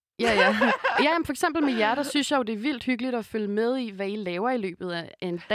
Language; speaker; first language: Danish; native; Danish